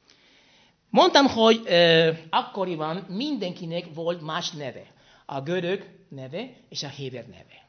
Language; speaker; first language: Hungarian; non-native, fluent; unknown